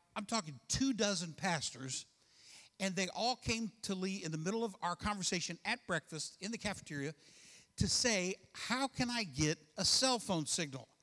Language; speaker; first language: English; native; English